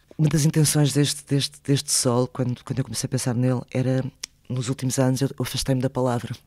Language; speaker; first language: Portuguese; early bilingual, other home language; Spanish